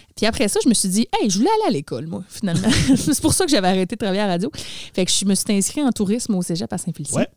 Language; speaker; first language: French; native; French